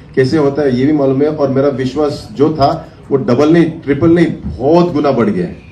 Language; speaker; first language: Hindi; non-native, local second language; Marathi